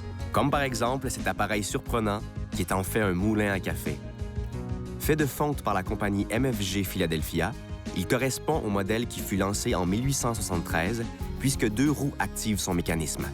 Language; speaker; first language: French; native; French